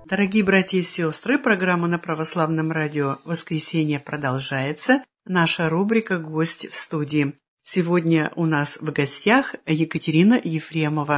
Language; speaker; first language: Russian; native; Russian